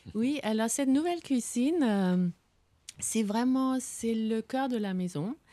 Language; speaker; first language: French; non-native, fluent; Danish